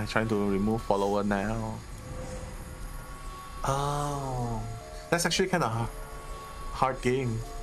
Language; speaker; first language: English; non-native, local second language; Chinese